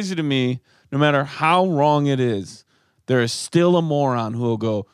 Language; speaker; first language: English; native; English